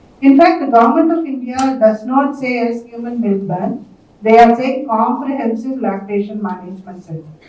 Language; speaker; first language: English; non-native, local second language; Tamil